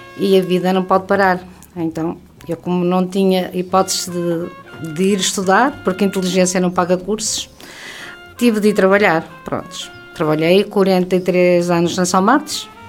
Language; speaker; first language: Portuguese; native; Portuguese